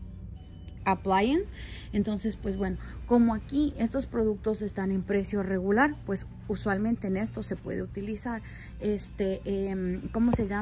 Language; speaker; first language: Spanish; native; Spanish